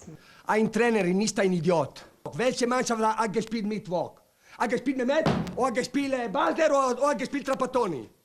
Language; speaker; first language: German; non-native, learner; Italian